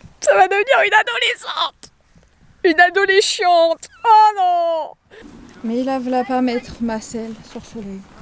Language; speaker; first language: French; native; French